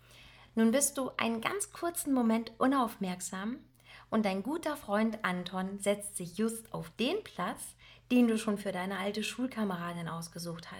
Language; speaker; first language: German; native; German